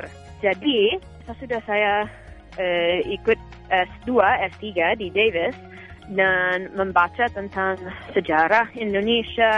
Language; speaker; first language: Indonesian; non-native, fluent; English